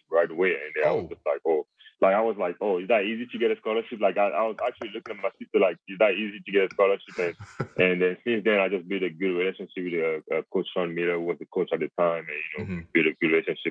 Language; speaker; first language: English; non-native, local second language; French